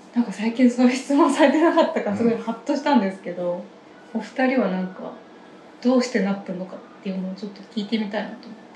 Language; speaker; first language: Japanese; native; Japanese